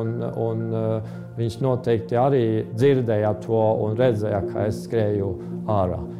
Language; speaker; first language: Latvian; non-native, fluent; Estonian